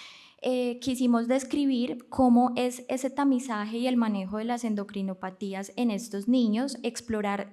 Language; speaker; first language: Spanish; native; Spanish